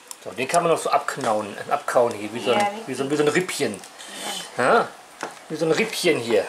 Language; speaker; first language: German; native; German